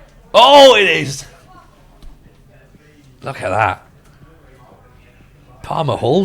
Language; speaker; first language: English; native; English